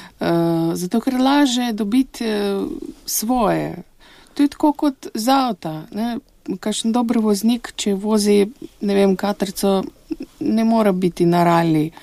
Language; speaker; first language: Slovenian; non-native, fluent; Russian